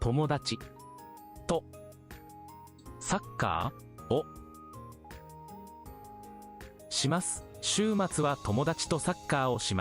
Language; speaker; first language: Japanese; non-native, learner; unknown